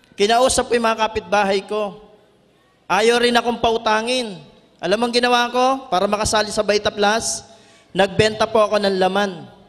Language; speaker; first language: Filipino; non-native, local second language; Bikol